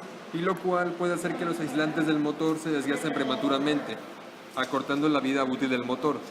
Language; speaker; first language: Spanish; native; Spanish